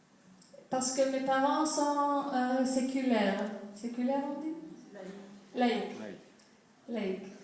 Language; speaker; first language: French; non-native, fluent; Greek